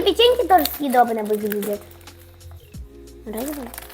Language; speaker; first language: Russian; native; Russian